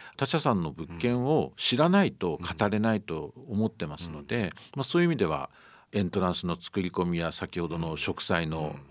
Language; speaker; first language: Japanese; native; Japanese